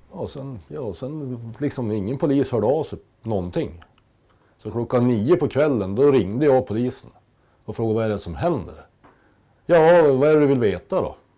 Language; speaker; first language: Swedish; native; Swedish